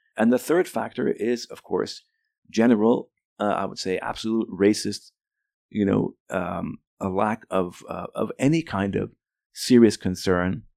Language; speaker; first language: English; early bilingual, other home language; Arabic